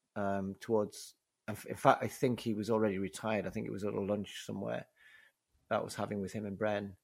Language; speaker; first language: English; native; English